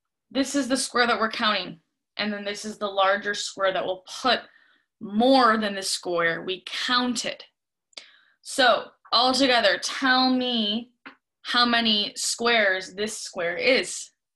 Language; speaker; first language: English; native; English